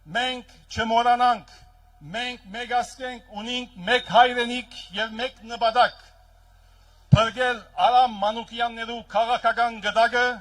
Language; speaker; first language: Armenian; early bilingual, heritage; Armenian